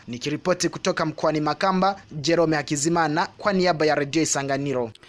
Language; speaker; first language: Swahili; non-native, local second language; Rundi